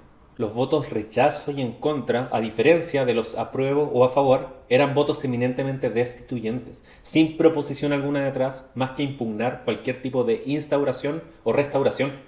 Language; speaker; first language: Spanish; native; Spanish